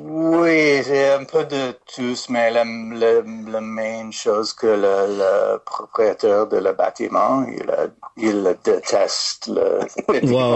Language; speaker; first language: French; non-native, fluent; English